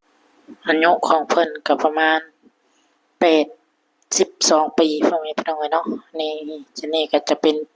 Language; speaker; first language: Thai; non-native, local second language; Northeastern Thai